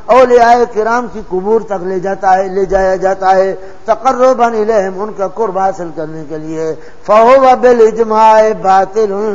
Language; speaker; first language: Urdu; non-native, local second language; Saraiki